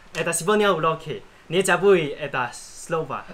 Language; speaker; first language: Russian; non-native, learner; Chinese